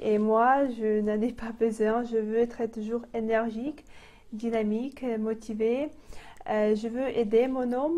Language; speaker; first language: French; non-native, fluent; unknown